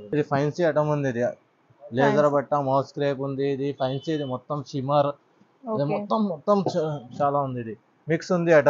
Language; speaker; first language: Telugu; non-native, local second language; Urdu